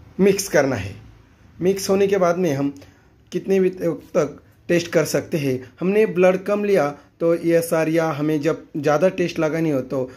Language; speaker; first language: Hindi; non-native, local second language; Marathi